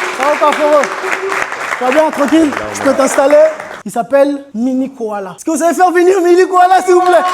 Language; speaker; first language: French; native; French